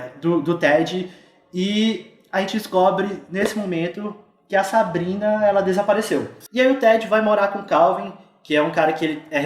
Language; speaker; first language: Portuguese; native; Portuguese